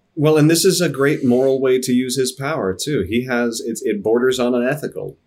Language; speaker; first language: English; native; English